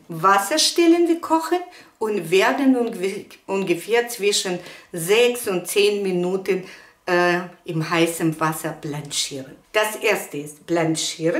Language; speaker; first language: German; non-native, fluent; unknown